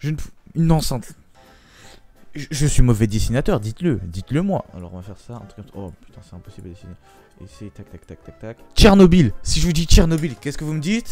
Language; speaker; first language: French; native; French